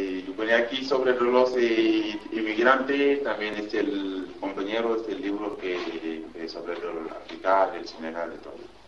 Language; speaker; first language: Spanish; non-native, learner; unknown